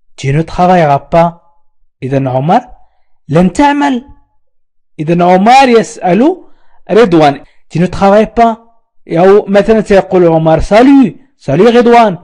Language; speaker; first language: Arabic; native; Arabic